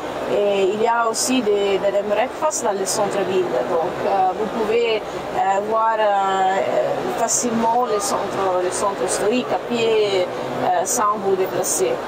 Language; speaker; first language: French; non-native, fluent; Italian